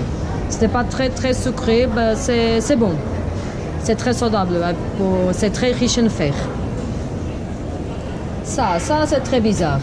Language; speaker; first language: French; non-native, learner; Portuguese